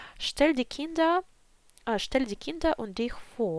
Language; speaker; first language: German; non-native, fluent; Ukrainian